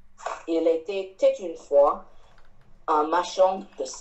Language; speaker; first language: French; non-native, learner; Chinese